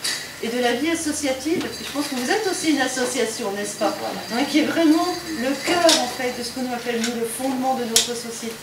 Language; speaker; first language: French; native; French